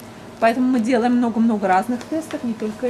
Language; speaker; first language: Russian; native; Russian